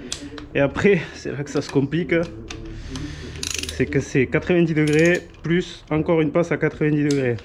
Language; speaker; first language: French; native; French